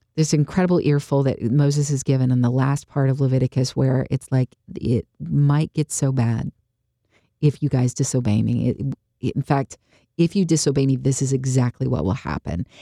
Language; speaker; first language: English; native; English